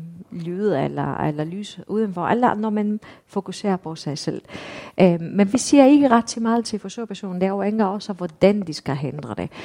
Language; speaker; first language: Danish; non-native, fluent; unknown